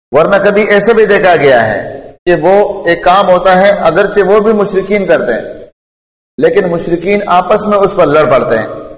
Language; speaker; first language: Urdu; non-native, local second language; Pashto